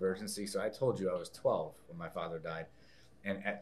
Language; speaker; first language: English; native; English